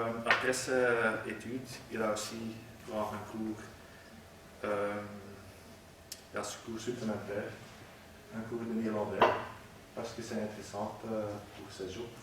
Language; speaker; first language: French; non-native, learner; Dutch